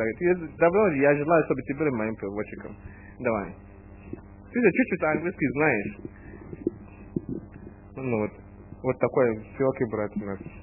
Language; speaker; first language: Russian; non-native, fluent; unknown